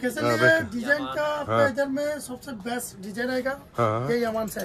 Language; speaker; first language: Hindi; non-native, learner; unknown